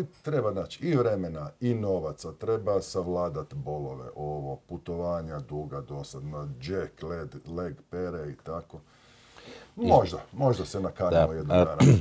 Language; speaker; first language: Serbian; native; Serbian